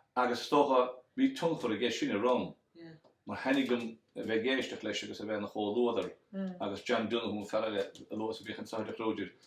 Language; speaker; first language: Irish; native; Irish